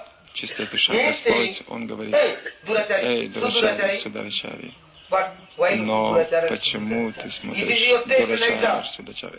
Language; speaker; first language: Russian; non-native, learner; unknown